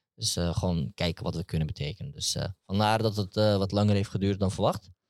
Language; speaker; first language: Dutch; early bilingual, other home language; Turkish